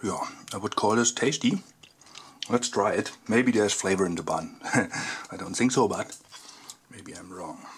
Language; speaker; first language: English; non-native, fluent; German